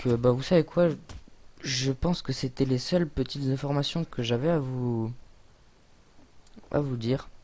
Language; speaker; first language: French; native; French